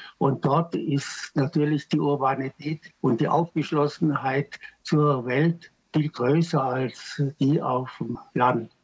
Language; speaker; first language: German; native; German